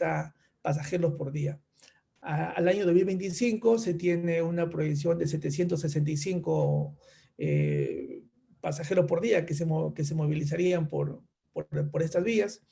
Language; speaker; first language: Spanish; native; Spanish